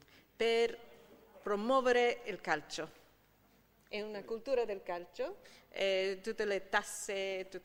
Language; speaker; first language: Italian; non-native, fluent; English